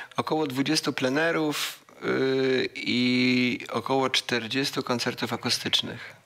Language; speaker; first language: Polish; native; Polish